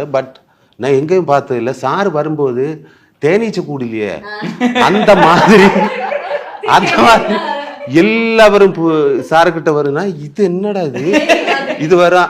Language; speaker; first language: Tamil; non-native, learner; Malayalam